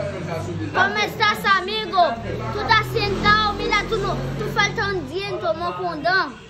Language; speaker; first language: Spanish; early bilingual, other home language; Haitian Creole